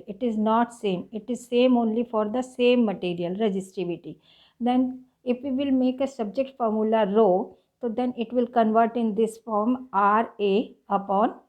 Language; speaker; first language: English; non-native, local second language; Hindi